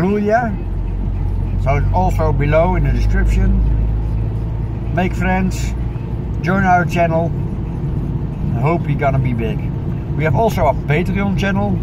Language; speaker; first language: English; non-native, learner; Dutch